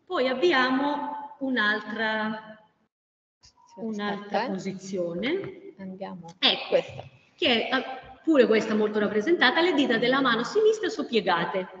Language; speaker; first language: Italian; non-native, fluent; Greek